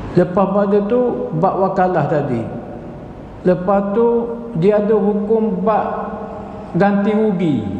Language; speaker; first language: Malay; native; Malay